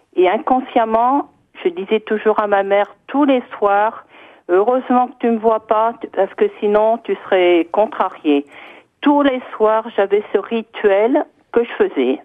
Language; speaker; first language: French; native; French